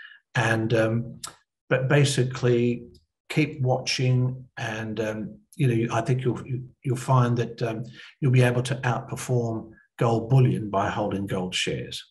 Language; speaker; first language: English; native; English